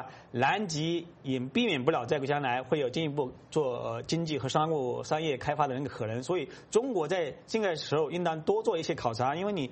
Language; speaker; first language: Chinese; native; Chinese